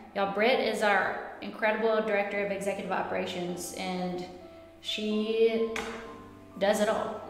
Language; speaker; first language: English; native; English